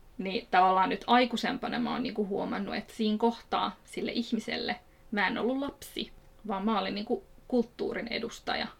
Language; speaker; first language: Finnish; early bilingual, other home language; Kurdish